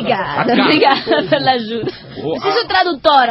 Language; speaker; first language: Portuguese; non-native, learner; Spanish